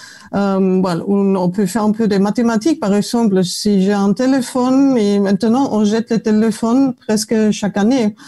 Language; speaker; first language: French; non-native, fluent; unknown